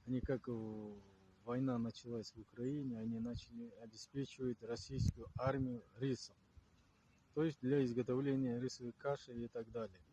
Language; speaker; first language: Russian; non-native, local second language; Kazakh